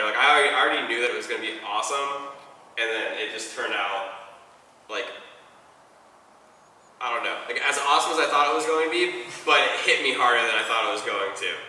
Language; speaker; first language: English; native; English